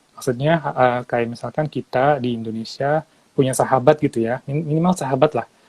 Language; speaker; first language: Indonesian; native; Indonesian